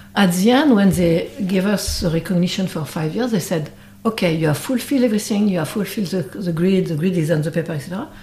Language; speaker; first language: English; non-native, fluent; French